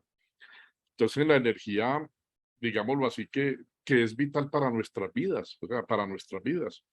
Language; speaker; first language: Spanish; native; Spanish